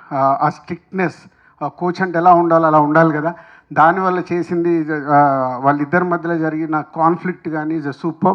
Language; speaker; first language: Telugu; native; Telugu